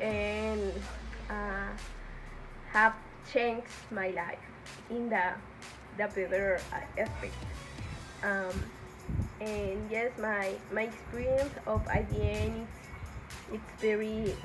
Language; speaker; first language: English; non-native, learner; Spanish